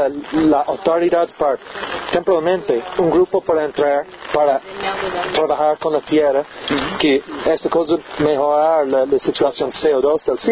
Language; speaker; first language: Spanish; non-native, learner; English